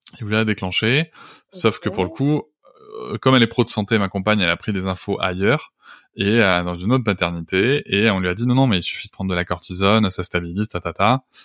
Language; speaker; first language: French; native; French